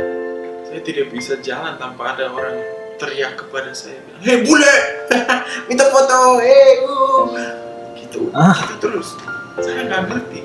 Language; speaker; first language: Indonesian; non-native, learner; English